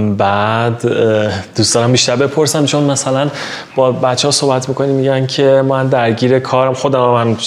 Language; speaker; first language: Persian; native; Persian